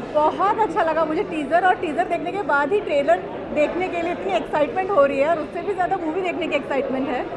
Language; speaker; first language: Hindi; non-native, local second language; Gujarati